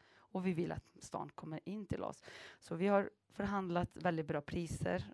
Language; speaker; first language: Swedish; non-native, fluent; Arabic